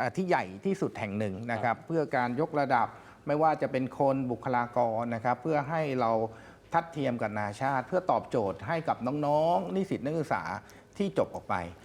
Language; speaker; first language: Thai; native; Thai